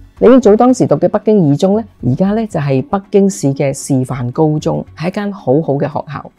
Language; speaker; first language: Chinese; non-native, local second language; Cantonese